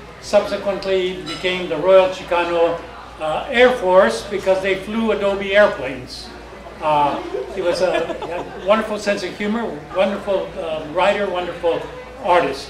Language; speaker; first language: English; early bilingual, other home language; Spanish